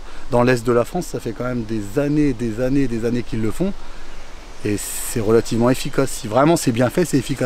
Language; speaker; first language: French; native; French